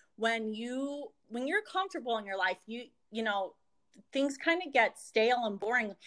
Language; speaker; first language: English; native; English